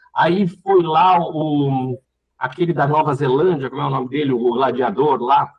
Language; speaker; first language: Portuguese; native; Portuguese